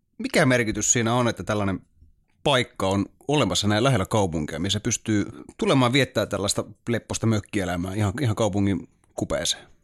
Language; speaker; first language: Finnish; native; Finnish